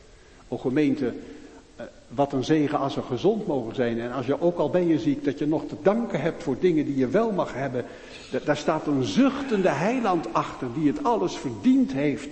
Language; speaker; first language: Dutch; native; Dutch